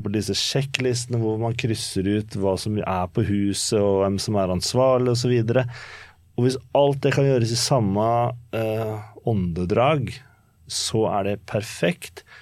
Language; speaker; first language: Norwegian; native; Norwegian